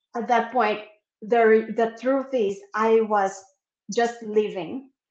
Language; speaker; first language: English; non-native, local second language; Filipino